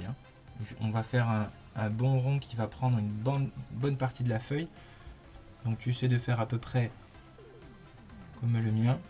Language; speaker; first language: French; native; French